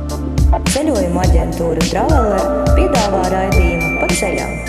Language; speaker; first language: Latvian; native; Latvian